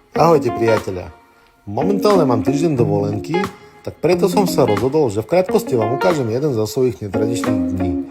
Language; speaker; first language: Slovak; non-native, fluent; Russian